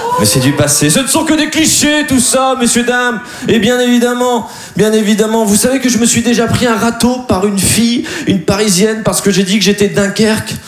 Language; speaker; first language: French; native; French